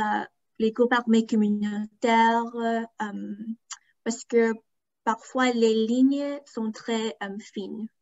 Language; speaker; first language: French; non-native, fluent; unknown